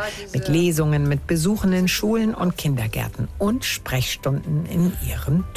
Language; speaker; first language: German; native; German